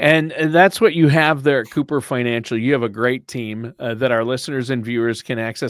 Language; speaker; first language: English; native; English